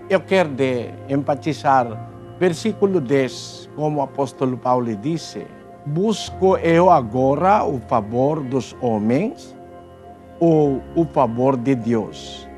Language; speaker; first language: Portuguese; non-native, learner; Filipino